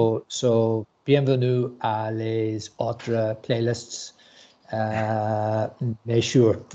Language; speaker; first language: French; non-native, learner; English